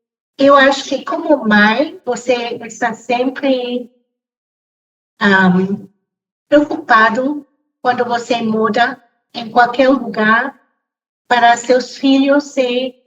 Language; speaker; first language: Portuguese; non-native, fluent; English